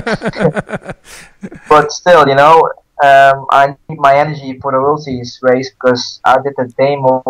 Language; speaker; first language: English; non-native, fluent; Dutch